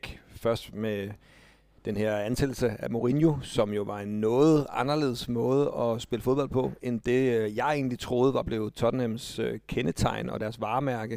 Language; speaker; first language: Danish; native; Danish